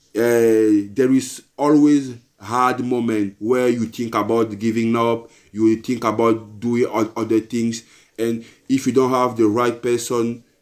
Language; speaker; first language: English; non-native, local second language; Basaa